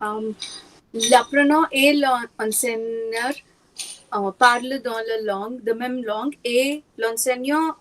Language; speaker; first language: French; non-native, fluent; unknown